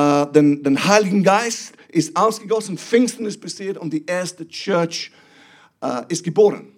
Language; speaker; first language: German; non-native, fluent; English